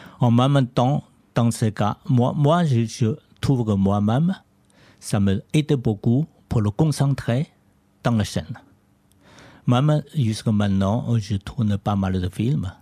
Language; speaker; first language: French; non-native, learner; Chinese